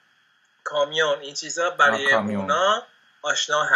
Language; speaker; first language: Persian; non-native, fluent; Spanish